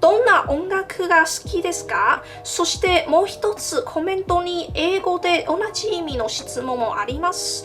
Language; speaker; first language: Japanese; non-native, learner; Min Nan Chinese